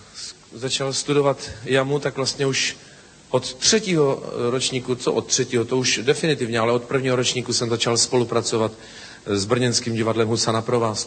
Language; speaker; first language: Czech; native; Czech